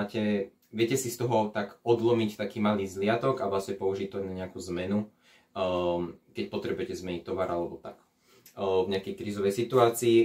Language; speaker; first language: Slovak; native; Slovak